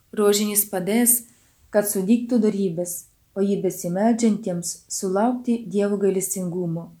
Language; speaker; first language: Lithuanian; non-native, fluent; Ukrainian